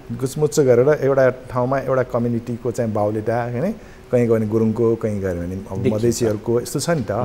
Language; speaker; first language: Nepali; non-native, local second language; Newari